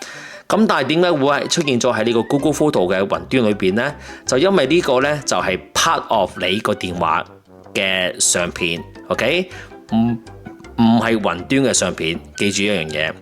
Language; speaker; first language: Cantonese; native; Cantonese